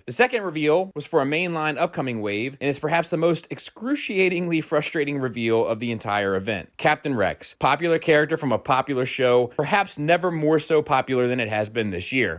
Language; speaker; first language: English; native; English